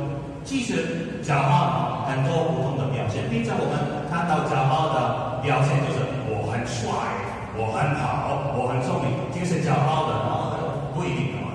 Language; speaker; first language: Chinese; non-native, fluent; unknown